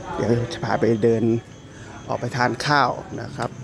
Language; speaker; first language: Thai; native; Thai